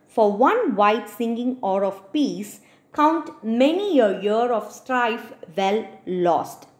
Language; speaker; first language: English; non-native, local second language; Tamil